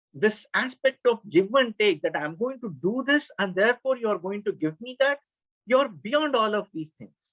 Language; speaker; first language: English; non-native, local second language; Kannada